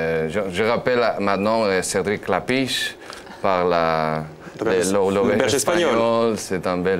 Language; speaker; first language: French; non-native, learner; Spanish